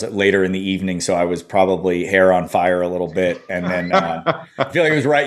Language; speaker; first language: English; native; English